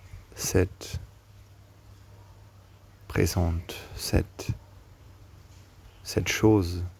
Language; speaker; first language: French; non-native, learner; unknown